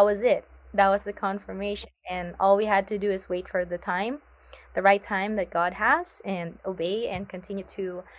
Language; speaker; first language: English; non-native, local second language; Filipino